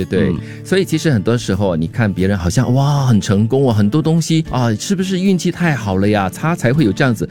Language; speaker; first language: Chinese; native; Chinese